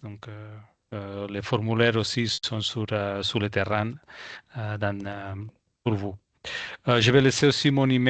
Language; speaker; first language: French; non-native, fluent; Spanish